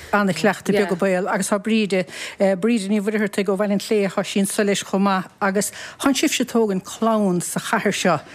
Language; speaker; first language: Irish; native; Irish